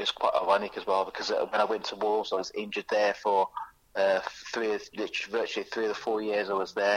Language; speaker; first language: English; native; English